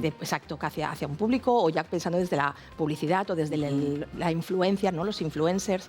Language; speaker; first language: Spanish; native; Spanish